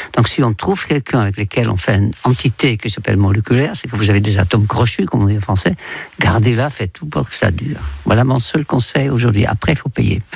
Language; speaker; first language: French; non-native, fluent; Dutch